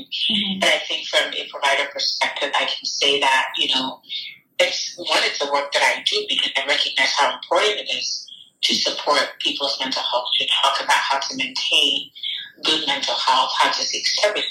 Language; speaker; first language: English; non-native, local second language; Akan